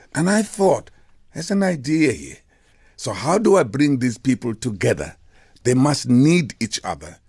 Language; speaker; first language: English; non-native, local second language; Xhosa